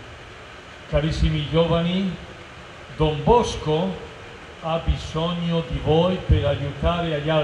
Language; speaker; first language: Italian; non-native, fluent; Spanish